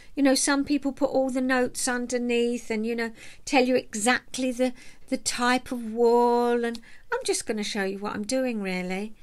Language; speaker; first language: English; native; English